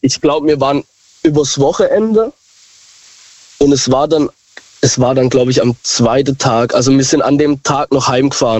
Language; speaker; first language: German; native; German